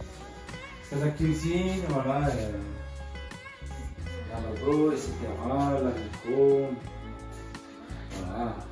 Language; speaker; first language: French; non-native, fluent; Nepali